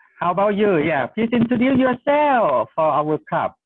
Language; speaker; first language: English; non-native, learner; Thai